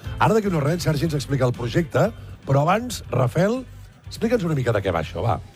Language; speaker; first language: Catalan; native; Catalan